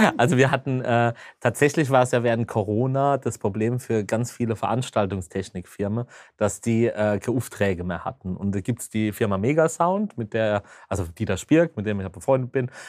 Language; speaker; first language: German; native; German